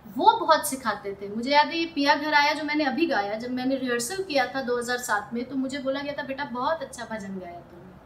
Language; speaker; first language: Hindi; native; Hindi